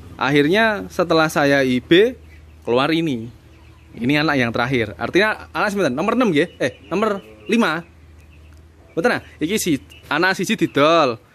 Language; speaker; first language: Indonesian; native; Indonesian